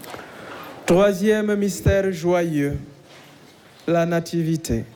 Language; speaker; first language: French; native; French